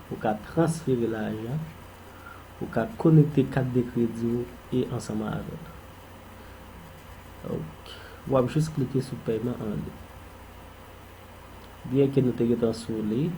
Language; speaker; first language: French; non-native, learner; Haitian Creole